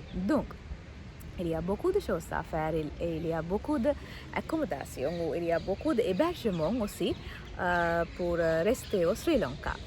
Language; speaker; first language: French; non-native, learner; Sinhala